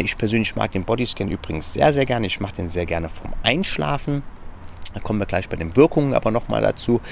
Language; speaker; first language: German; native; German